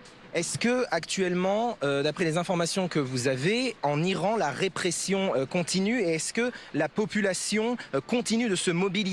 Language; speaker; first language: French; native; French